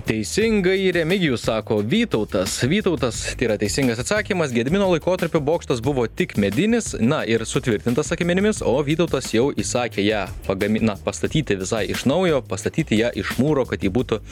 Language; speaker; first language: Lithuanian; native; Lithuanian